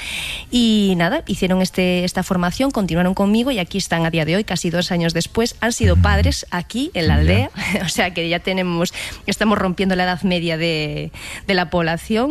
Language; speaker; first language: Spanish; native; Spanish